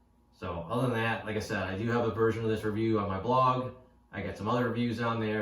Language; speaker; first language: English; native; English